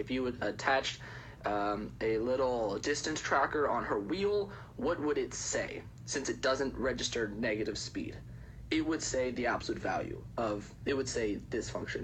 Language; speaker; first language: English; native; English